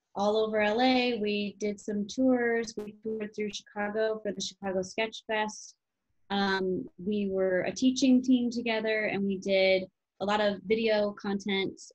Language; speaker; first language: English; native; English